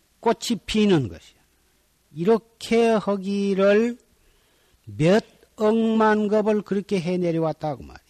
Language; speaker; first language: Korean; native; Korean